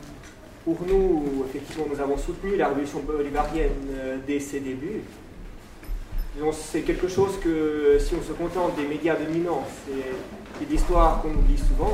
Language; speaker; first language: French; native; French